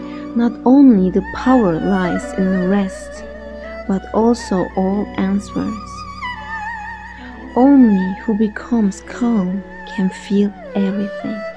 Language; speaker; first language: English; non-native, fluent; German